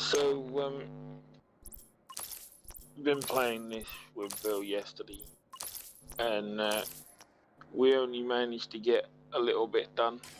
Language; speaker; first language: English; native; English